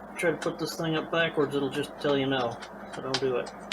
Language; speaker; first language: English; native; English